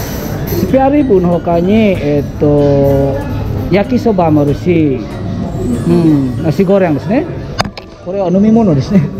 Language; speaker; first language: Japanese; non-native, fluent; Indonesian